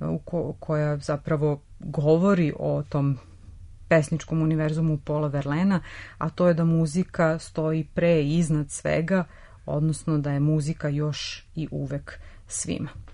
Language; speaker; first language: Serbian; native; Serbian